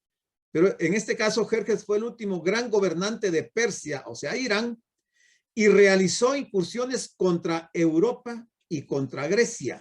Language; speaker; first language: Spanish; native; Spanish